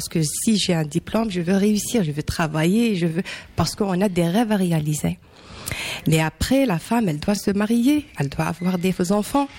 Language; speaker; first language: French; non-native, local second language; Arabic